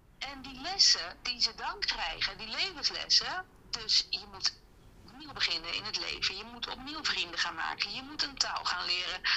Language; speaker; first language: Dutch; native; Dutch